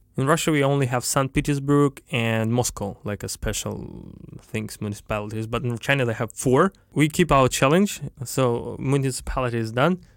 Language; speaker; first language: English; non-native, fluent; Russian